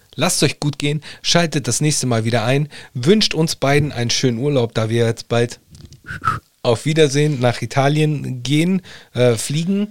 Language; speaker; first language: German; early bilingual, other home language; Italian